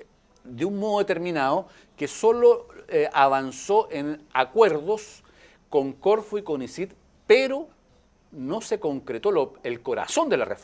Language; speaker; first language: Spanish; native; Spanish